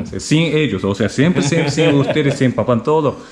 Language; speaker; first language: Spanish; non-native, learner; Japanese